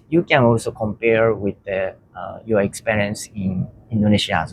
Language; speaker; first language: English; non-native, learner; Japanese